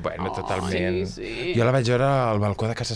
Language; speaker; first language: Catalan; native; Catalan